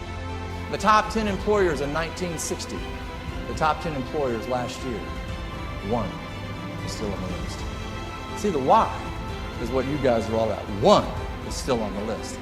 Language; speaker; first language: English; native; English